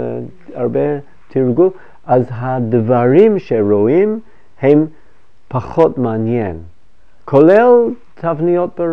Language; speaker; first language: Hebrew; non-native, fluent; English